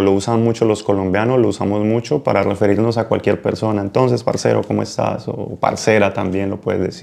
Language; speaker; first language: Spanish; native; Spanish